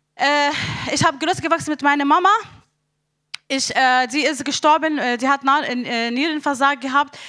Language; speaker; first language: German; non-native, learner; Arabic